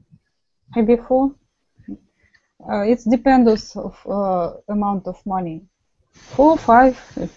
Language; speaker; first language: English; non-native, learner; Russian